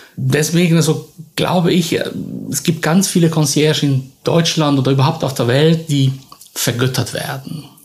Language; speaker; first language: German; non-native, fluent; Italian